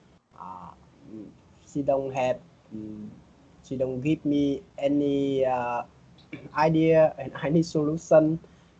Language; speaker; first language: English; non-native, learner; Vietnamese